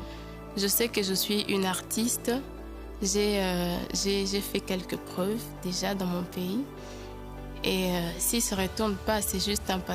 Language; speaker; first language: French; non-native, local second language; Lingala